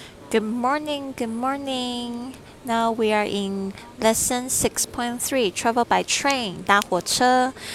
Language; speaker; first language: English; non-native, fluent; Chinese